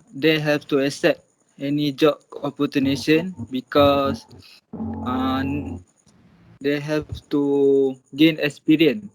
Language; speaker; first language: English; non-native, local second language; Malay